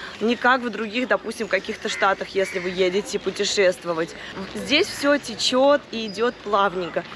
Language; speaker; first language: Russian; native; Russian